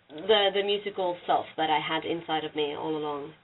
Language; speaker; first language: English; non-native, fluent; Norwegian